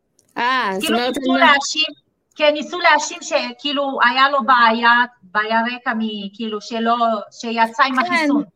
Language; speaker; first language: Hebrew; non-native, fluent; Portuguese